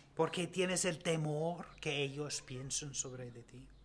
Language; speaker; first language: Spanish; non-native, learner; English